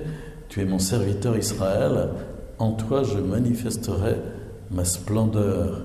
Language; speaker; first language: French; native; French